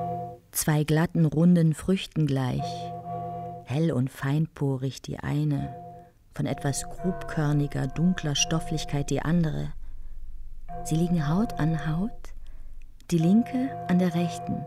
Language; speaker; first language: German; native; German